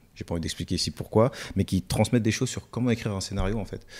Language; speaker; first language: French; native; French